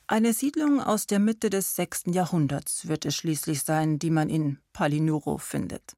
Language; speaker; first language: German; native; German